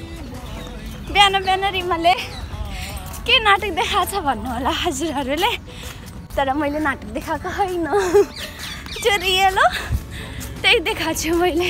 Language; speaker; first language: Nepali; early bilingual, heritage; Hindi